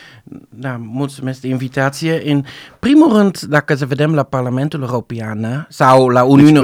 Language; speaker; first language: Romanian; non-native, fluent; Dutch